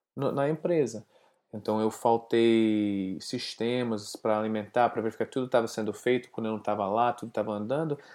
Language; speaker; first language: Portuguese; non-native, fluent; English